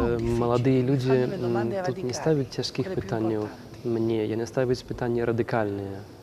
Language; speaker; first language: Belarusian; non-native, fluent; Italian